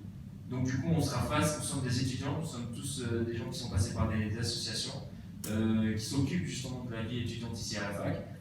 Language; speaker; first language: French; native; French